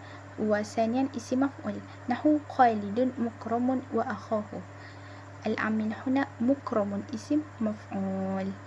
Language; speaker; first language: Arabic; non-native, learner; Malay